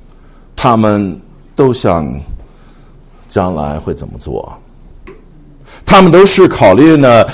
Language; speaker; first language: Chinese; non-native, fluent; English